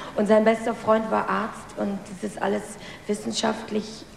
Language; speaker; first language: German; native; German